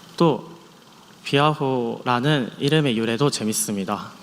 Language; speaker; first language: Korean; non-native, fluent; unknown